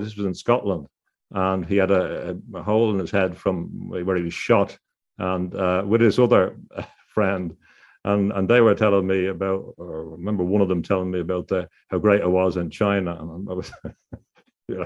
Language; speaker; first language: English; native; English